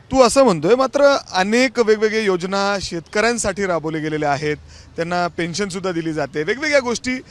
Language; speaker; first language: Marathi; native; Marathi